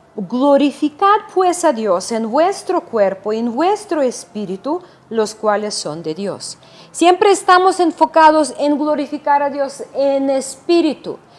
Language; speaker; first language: Spanish; non-native, fluent; Ukrainian